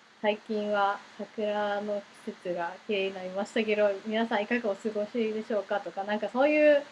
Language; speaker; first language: Japanese; early bilingual, heritage; Japanese